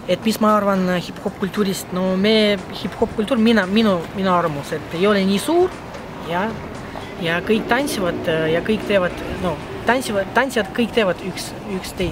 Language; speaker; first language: Estonian; non-native, local second language; Russian